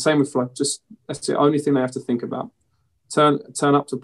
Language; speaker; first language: English; native; English